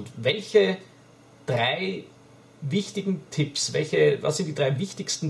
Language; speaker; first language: German; native; German